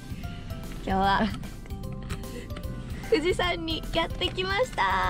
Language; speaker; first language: Japanese; native; Japanese